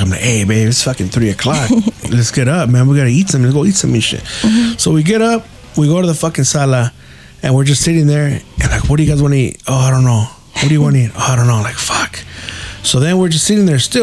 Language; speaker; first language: English; early bilingual, other home language; Spanish